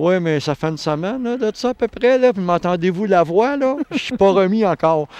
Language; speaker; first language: French; native; French